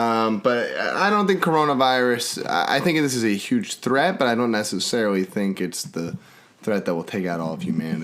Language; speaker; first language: English; native; English